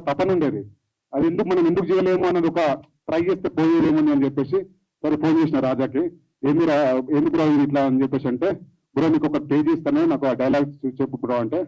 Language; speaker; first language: Telugu; native; Telugu